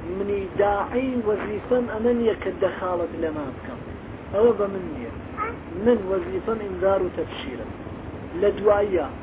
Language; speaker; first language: Central Kurdish; non-native, local second language; Gurani